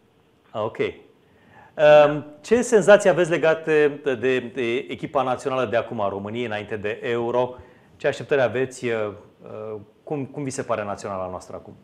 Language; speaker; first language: Romanian; native; Romanian